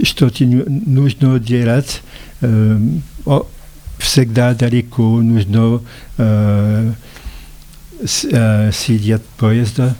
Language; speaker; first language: Russian; non-native, learner; French